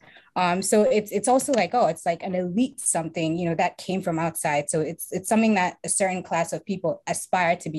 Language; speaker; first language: English; non-native, local second language; Akan